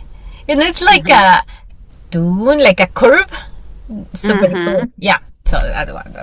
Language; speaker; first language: English; non-native, fluent; Spanish